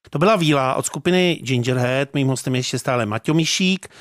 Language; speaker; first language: Czech; native; Czech